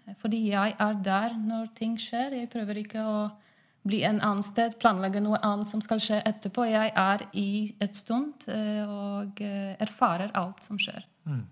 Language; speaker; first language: Norwegian; non-native, fluent; Polish